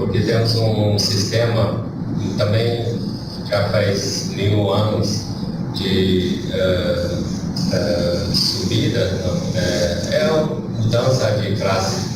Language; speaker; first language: Portuguese; non-native, learner; Chinese